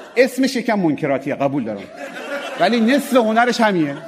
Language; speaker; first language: Persian; native; Persian